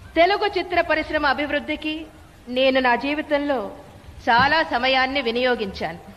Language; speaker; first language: Telugu; non-native, fluent; Tamil